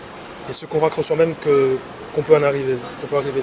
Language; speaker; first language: French; early bilingual, other home language; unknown